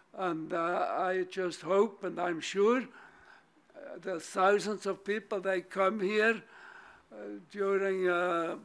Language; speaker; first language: English; non-native, fluent; German